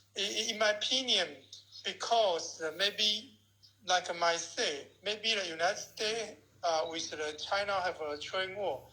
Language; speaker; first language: English; non-native, learner; Chinese